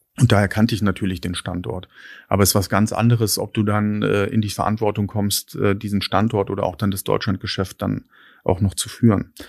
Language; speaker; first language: German; native; German